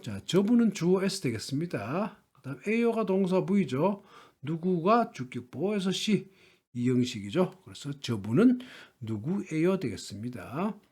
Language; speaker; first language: Korean; native; Korean